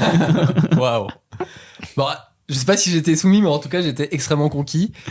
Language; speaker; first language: French; native; French